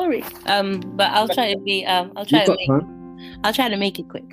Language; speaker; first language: English; non-native, fluent; Italian